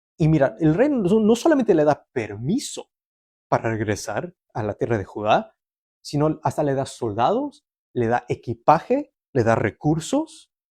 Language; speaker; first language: Spanish; early bilingual, heritage; Spanish